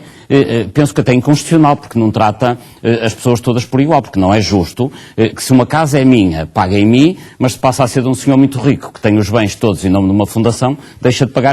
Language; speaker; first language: Portuguese; native; Portuguese